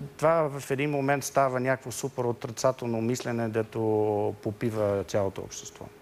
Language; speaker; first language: Bulgarian; non-native, fluent; Dutch